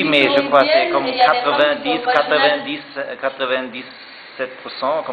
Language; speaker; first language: French; non-native, learner; German